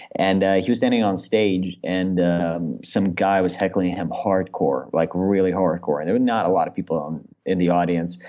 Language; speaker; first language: English; non-native, fluent; Russian